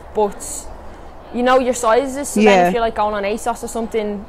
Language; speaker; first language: English; native; English